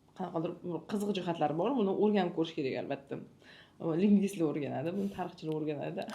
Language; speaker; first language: Uzbek; native; Uzbek